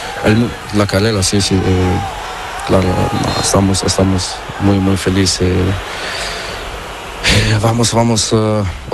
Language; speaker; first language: Spanish; non-native, learner; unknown